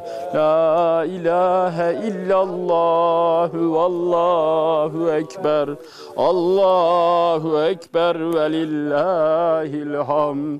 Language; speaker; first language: Turkish; native; Turkish